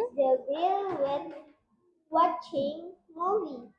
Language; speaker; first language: English; non-native, learner; Indonesian